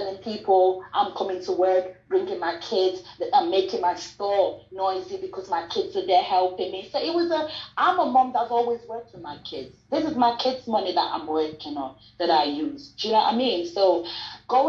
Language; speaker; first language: English; non-native, local second language; Krio